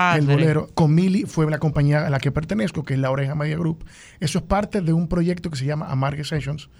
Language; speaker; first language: Spanish; native; Spanish